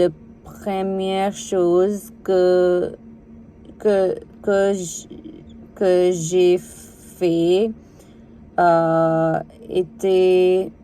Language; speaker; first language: French; non-native, learner; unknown